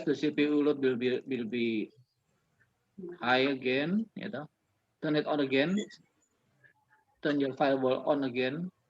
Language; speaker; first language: English; non-native, learner; Indonesian